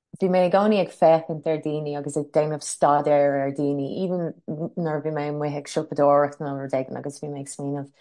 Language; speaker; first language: Irish; non-native, local second language; English